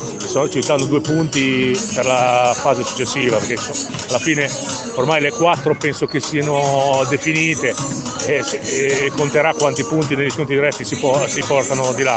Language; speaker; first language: Italian; native; Italian